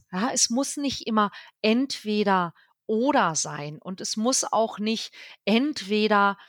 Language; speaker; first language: German; native; German